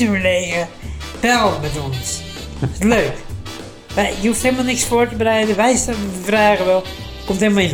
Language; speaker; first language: Dutch; native; Dutch